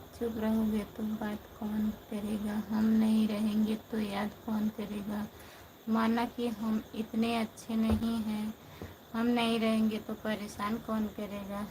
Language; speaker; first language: Hindi; native; Hindi